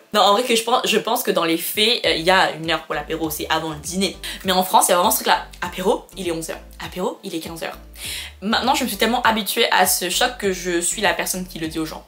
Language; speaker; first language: French; non-native, fluent; Khmer